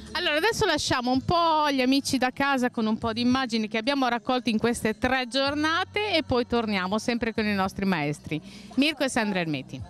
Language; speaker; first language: Italian; native; Italian